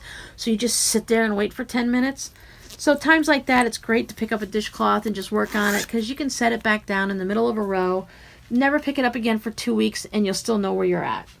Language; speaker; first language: English; native; English